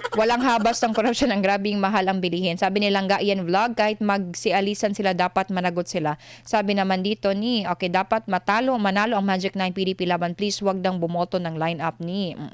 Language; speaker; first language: Filipino; non-native, local second language; Cebuano